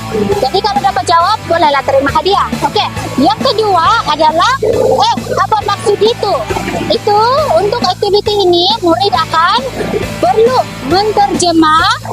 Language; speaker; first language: Malay; non-native, local second language; Central Dusun